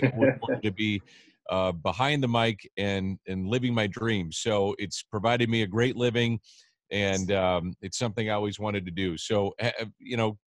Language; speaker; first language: English; native; English